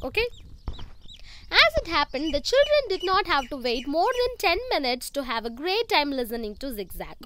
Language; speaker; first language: English; non-native, local second language; Tamil